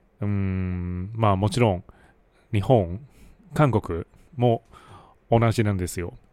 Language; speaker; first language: Japanese; non-native, fluent; Chinese